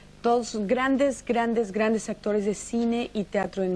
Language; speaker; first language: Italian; non-native, learner; Spanish